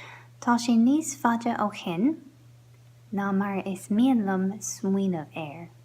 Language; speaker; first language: Irish; non-native, local second language; English